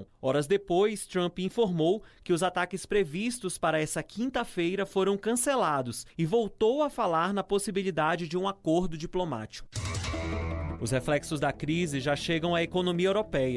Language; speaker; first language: Portuguese; native; Portuguese